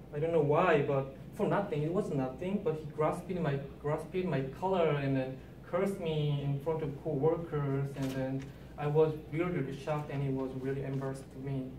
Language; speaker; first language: English; non-native, learner; Korean